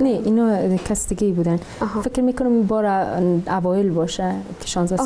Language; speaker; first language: Persian; native; Persian